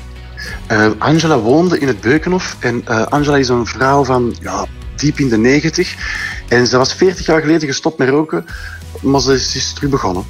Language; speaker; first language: Dutch; native; Dutch